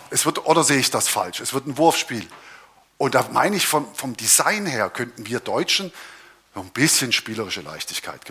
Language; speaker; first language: German; native; German